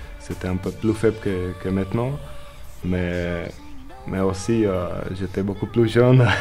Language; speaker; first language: French; non-native, learner; Slovak